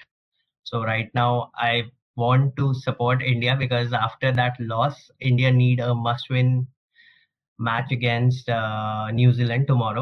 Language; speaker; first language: English; non-native, local second language; Hindi